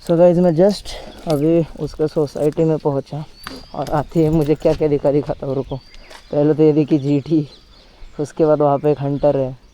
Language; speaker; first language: Hindi; non-native, local second language; Marathi